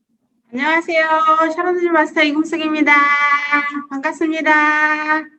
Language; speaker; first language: Korean; native; Korean